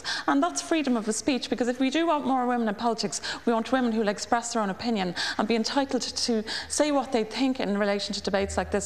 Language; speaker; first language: English; native; English